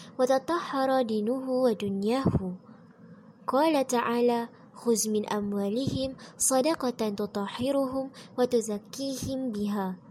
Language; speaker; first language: Arabic; non-native, learner; Malay